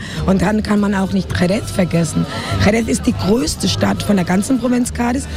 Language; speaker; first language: German; non-native, fluent; Spanish